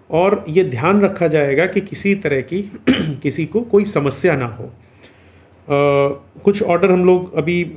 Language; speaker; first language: Hindi; native; Hindi